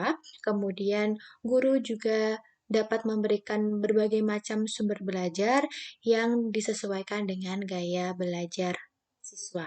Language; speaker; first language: Indonesian; native; Indonesian